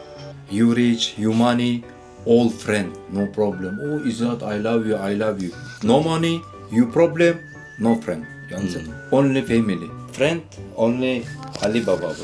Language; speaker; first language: English; non-native, learner; Turkish